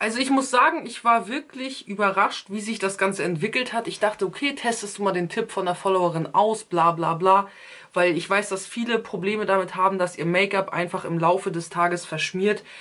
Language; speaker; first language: German; early bilingual, other home language; Turkish